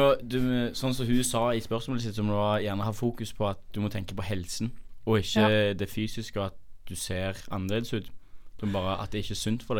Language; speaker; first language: Norwegian; native; Norwegian